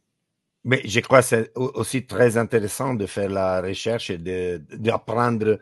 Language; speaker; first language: French; non-native, learner; Italian